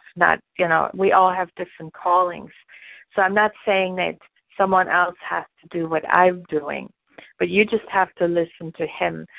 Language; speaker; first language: English; non-native, fluent; German